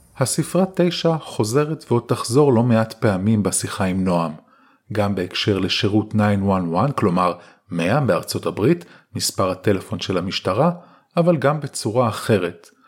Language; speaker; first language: Hebrew; native; Hebrew